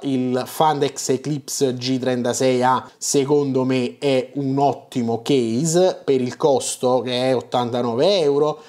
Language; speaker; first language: Italian; native; Italian